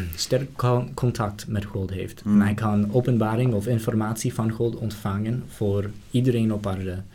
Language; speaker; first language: Dutch; non-native, fluent; English